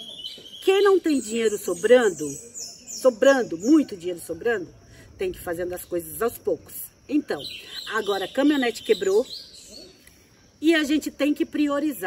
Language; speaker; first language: Portuguese; native; Portuguese